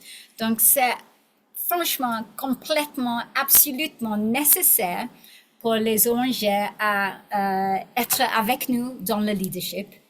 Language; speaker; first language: French; non-native, learner; English